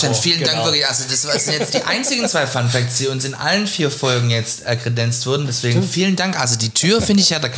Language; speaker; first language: German; native; German